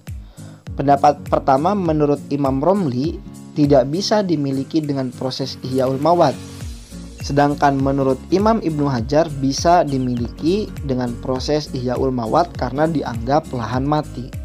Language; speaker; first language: Indonesian; native; Indonesian